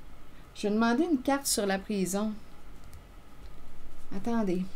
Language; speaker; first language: French; native; French